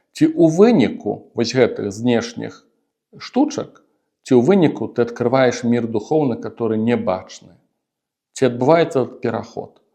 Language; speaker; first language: Belarusian; non-native, local second language; Russian